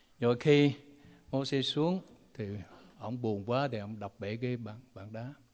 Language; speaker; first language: Vietnamese; non-native, local second language; Chinese